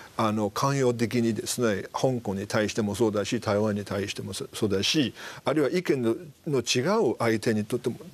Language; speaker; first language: Japanese; non-native, fluent; Chinese